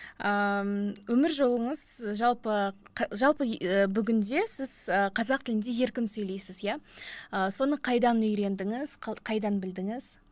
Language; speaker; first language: Kazakh; native; Kazakh